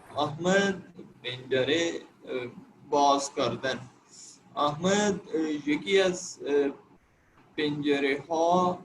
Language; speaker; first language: Persian; non-native, learner; Urdu